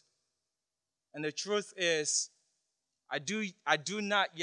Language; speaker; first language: English; non-native, local second language; Yoruba